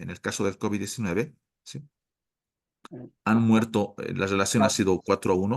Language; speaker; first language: Spanish; native; Spanish